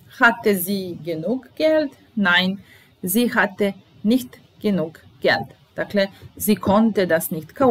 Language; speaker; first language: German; non-native, fluent; Serbian